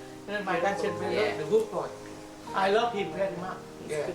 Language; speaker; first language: English; non-native, learner; Vietnamese